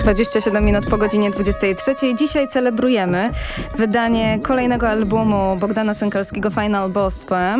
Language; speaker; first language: Polish; native; Polish